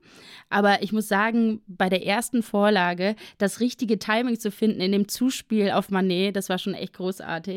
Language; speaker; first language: German; native; German